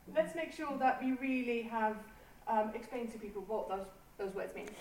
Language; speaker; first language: English; non-native, fluent; Dutch